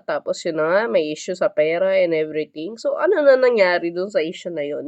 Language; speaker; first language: Filipino; native; Filipino